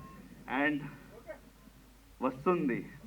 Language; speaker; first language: Telugu; non-native, local second language; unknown